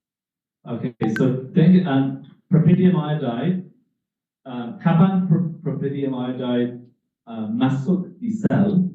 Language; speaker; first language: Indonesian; non-native, learner; English